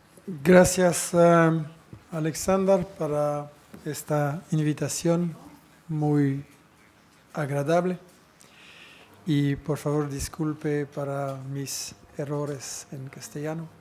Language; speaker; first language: Spanish; non-native, fluent; French